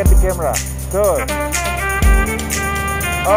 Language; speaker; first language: English; non-native, learner; Indonesian